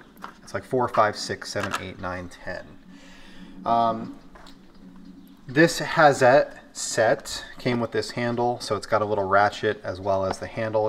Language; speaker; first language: English; native; English